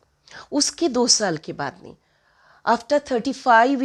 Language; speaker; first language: Hindi; non-native, local second language; Bangla